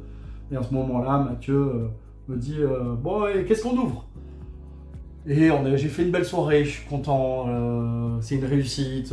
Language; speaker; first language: French; native; French